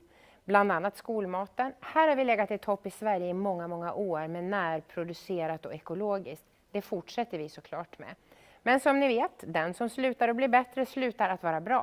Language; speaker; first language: Swedish; native; Swedish